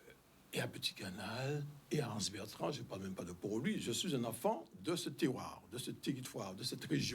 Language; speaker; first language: French; native; French